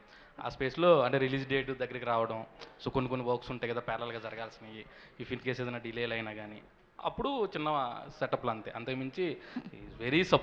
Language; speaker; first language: Telugu; native; Telugu